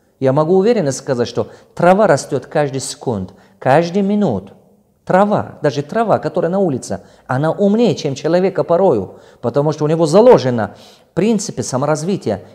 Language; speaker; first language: Russian; non-native, local second language; Tajik